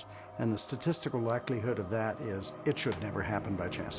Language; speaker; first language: English; native; English